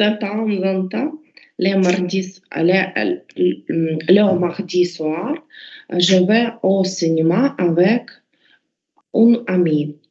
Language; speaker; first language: French; non-native, learner; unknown